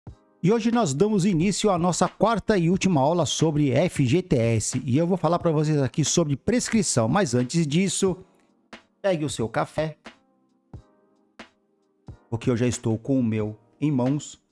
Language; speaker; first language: Portuguese; native; Portuguese